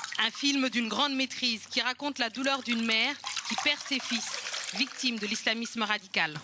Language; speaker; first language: French; native; French